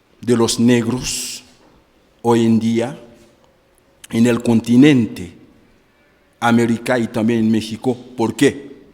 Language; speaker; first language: Spanish; non-native, fluent; Haitian Creole